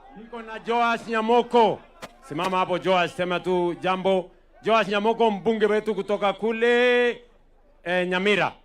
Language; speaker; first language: Swahili; non-native, local second language; Kalenjin